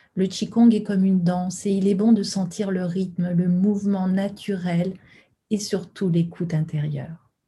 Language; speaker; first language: French; native; French